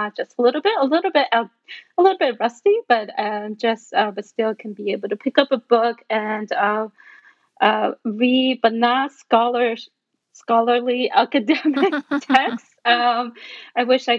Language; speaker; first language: English; non-native, fluent; Min Nan Chinese